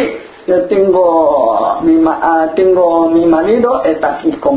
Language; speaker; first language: Spanish; non-native, learner; Chinese